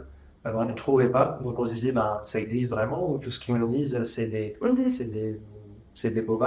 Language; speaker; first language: French; native; French